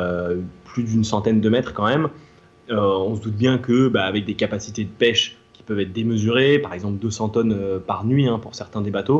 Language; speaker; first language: French; native; French